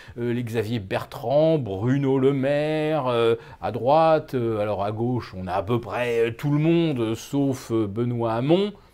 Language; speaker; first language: French; native; French